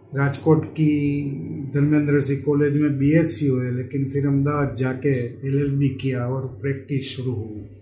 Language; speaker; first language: Hindi; non-native, local second language; Gujarati